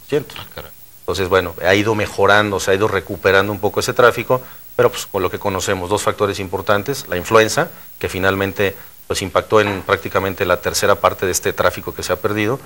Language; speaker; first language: Spanish; native; Spanish